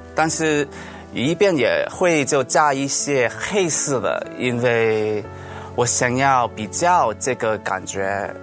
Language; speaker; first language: Chinese; early bilingual, heritage; Chinese